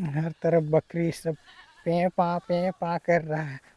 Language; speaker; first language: Hindi; native; Hindi